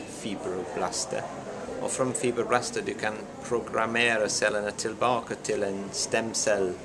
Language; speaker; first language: Swedish; non-native, learner; English